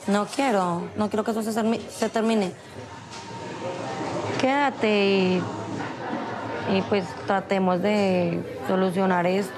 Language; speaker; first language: Spanish; native; Spanish